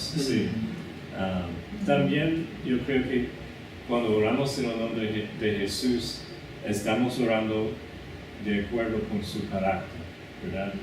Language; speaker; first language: Spanish; non-native, fluent; English